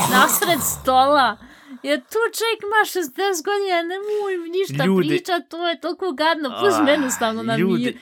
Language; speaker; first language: Bosnian; native; Bosnian